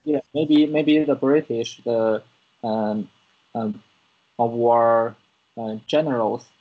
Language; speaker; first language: English; non-native, learner; Chinese